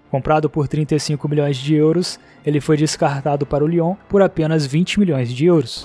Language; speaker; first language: Portuguese; native; Portuguese